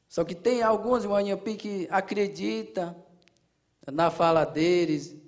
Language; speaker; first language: Portuguese; non-native, local second language; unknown